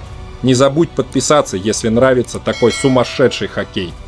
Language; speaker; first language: Russian; native; Russian